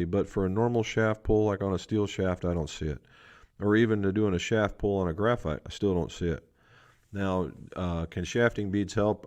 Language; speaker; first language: English; native; English